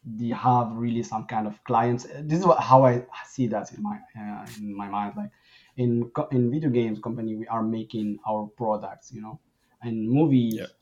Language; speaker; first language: English; non-native, fluent; Arabic